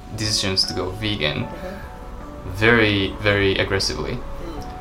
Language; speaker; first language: English; non-native, fluent; Japanese